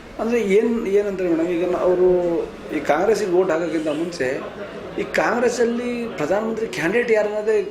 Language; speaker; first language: Kannada; non-native, local second language; Lambadi